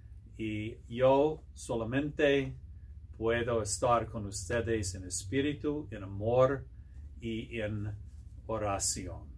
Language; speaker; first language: Spanish; non-native, learner; English